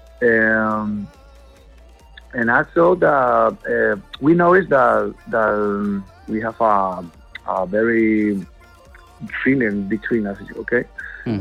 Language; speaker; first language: English; non-native, learner; Spanish